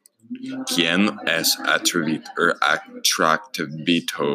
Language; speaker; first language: Spanish; non-native, learner; English